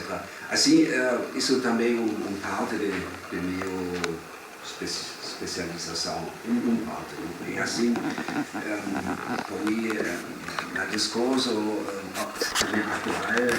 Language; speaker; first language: Portuguese; non-native, fluent; German